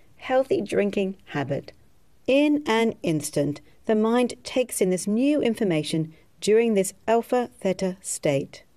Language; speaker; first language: English; native; English